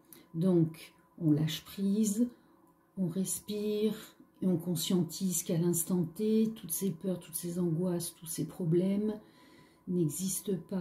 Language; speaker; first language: French; native; French